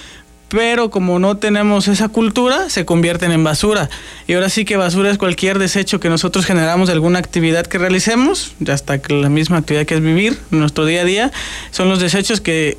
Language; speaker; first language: Spanish; native; Spanish